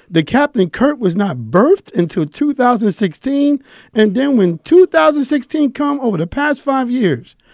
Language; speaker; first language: English; native; English